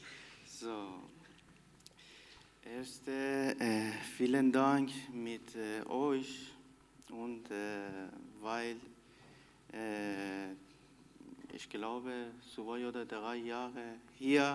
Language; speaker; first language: German; non-native, learner; Persian